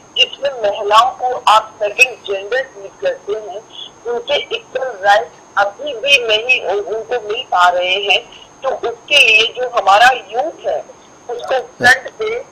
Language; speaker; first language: Hindi; native; Hindi